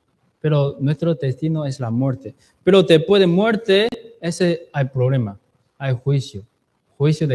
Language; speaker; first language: Spanish; non-native, fluent; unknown